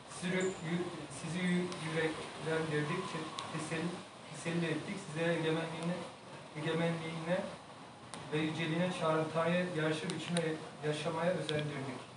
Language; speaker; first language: Turkish; native; Turkish